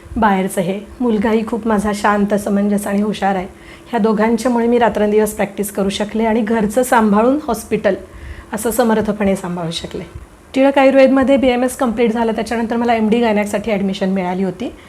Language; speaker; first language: Marathi; native; Marathi